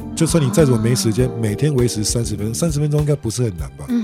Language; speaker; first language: Chinese; native; Chinese